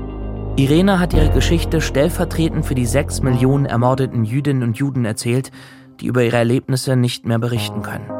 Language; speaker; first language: German; native; German